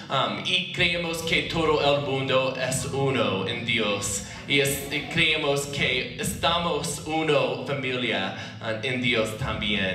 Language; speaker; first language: Spanish; non-native, learner; English